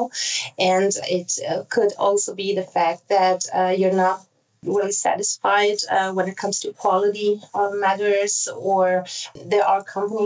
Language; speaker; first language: English; non-native, fluent; Italian